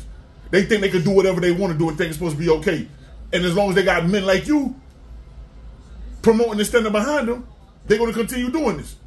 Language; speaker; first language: English; native; English